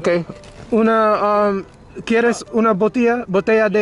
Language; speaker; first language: Spanish; non-native, learner; English